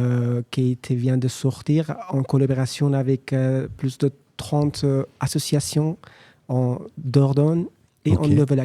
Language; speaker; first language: French; non-native, learner; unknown